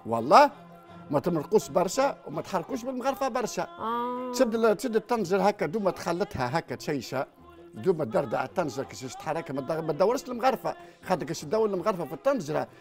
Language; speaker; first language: Arabic; native; Arabic